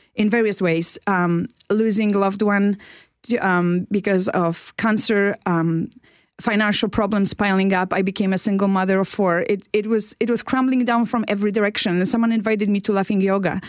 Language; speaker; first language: English; non-native, fluent; Polish